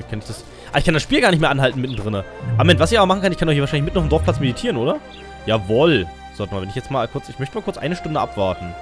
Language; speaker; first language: German; native; German